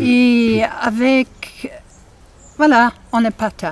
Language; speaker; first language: French; non-native, fluent; German